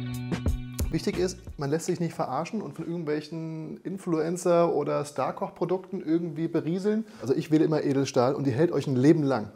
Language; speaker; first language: German; native; German